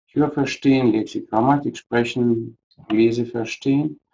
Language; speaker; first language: German; non-native, fluent; Russian